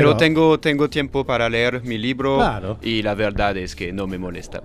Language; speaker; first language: Spanish; non-native, learner; French